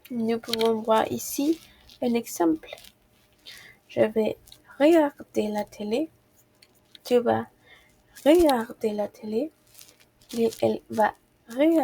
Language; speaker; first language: French; non-native, fluent; Spanish